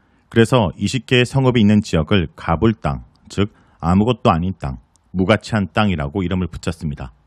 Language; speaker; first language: Korean; native; Korean